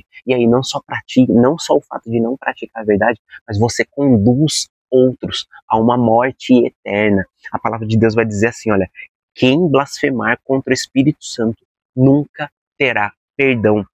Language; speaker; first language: Portuguese; native; Portuguese